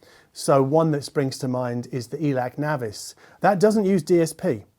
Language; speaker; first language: English; native; English